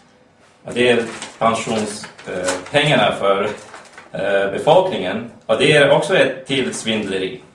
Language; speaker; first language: Swedish; non-native, fluent; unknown